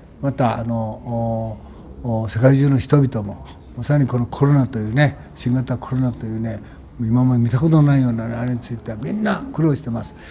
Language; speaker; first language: Japanese; native; Japanese